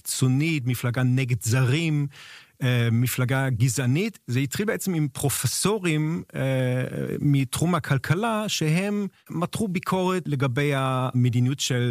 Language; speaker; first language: Hebrew; non-native, fluent; German